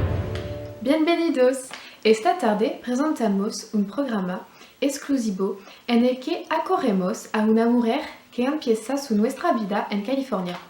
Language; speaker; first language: Spanish; non-native, learner; French